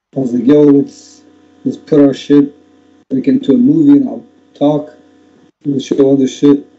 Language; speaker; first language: English; native; English